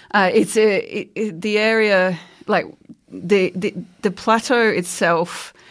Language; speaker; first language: English; native; English